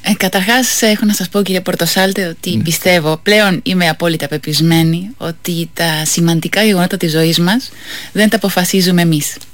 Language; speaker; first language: Greek; non-native, fluent; Spanish